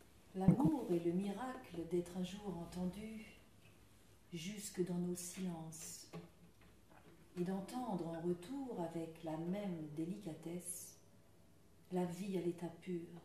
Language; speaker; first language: French; native; French